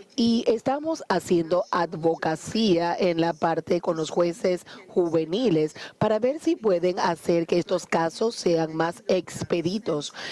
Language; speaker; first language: Spanish; non-native, fluent; Haitian Creole